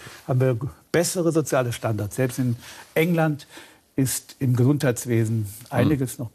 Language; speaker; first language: German; native; German